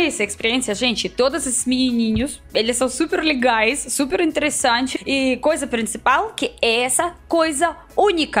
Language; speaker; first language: Portuguese; non-native, learner; Russian